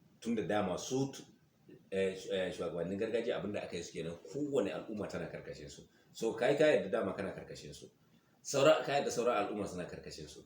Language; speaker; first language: Hausa; non-native, local second language; Fula